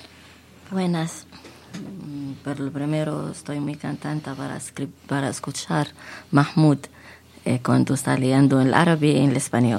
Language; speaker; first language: Spanish; non-native, fluent; Arabic